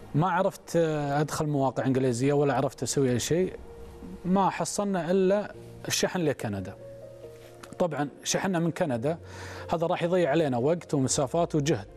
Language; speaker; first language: Arabic; native; Arabic